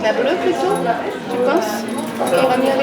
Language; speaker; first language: French; native; French